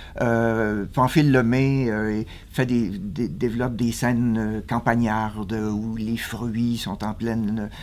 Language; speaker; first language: French; native; French